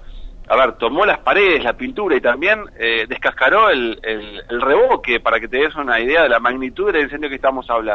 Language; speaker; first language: Spanish; native; Spanish